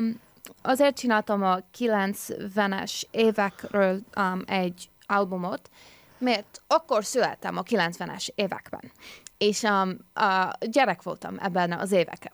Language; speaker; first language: Hungarian; non-native, learner; English